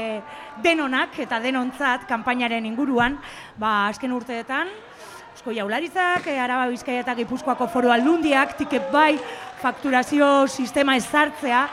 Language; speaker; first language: Basque; native; Basque